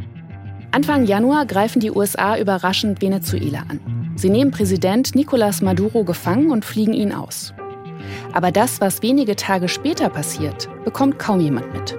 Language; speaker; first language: German; native; German